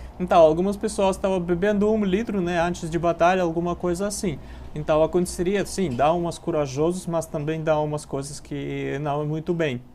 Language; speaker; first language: Portuguese; non-native, learner; Russian